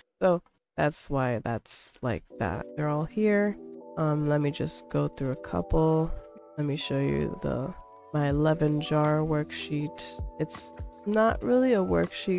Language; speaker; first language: English; native; English